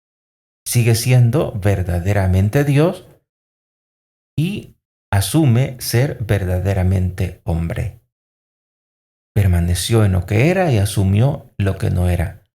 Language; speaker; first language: Spanish; native; Spanish